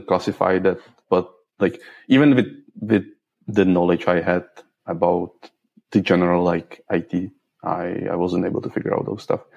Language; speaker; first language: English; non-native, fluent; Czech